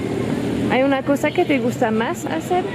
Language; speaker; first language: Spanish; non-native, learner; French